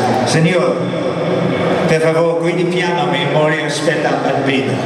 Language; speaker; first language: Italian; non-native, learner; English